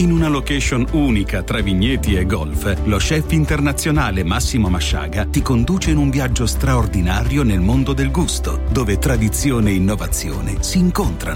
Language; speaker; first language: Italian; native; Italian